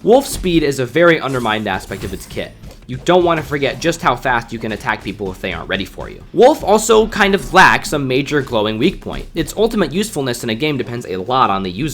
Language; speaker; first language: English; native; English